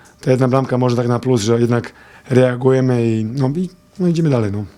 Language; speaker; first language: Polish; non-native, fluent; Serbian